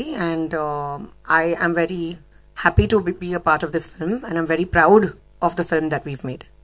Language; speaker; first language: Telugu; non-native, local second language; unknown